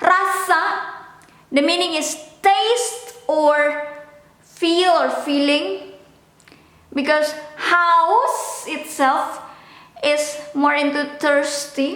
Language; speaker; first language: English; non-native, local second language; Indonesian